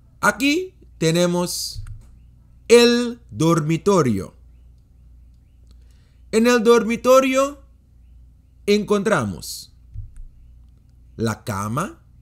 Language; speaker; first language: Spanish; non-native, fluent; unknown